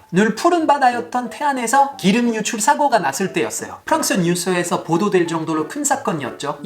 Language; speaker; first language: Korean; non-native, fluent; French